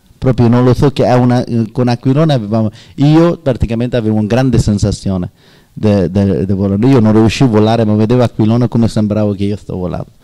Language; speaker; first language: Italian; non-native, learner; Persian